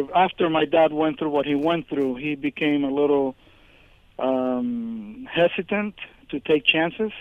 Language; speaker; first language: English; early bilingual, other home language; Spanish